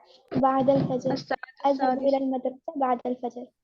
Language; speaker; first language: Arabic; non-native, learner; Urdu